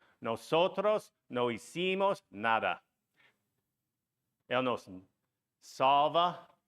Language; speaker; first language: Spanish; non-native, learner; English